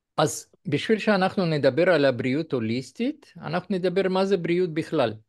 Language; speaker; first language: Hebrew; non-native, fluent; Russian